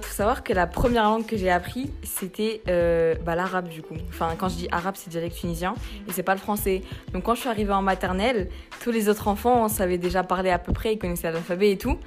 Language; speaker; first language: French; early bilingual, other home language; Arabic